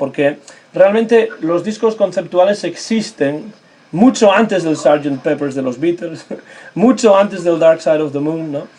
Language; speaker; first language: Spanish; native; Spanish